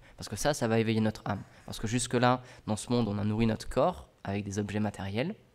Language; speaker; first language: French; native; French